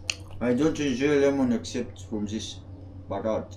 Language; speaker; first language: English; non-native, learner; Arabic